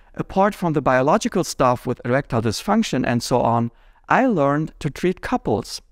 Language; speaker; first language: English; non-native, fluent; German